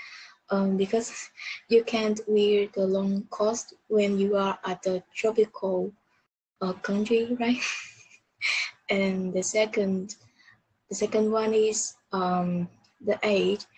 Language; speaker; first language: English; non-native, learner; Vietnamese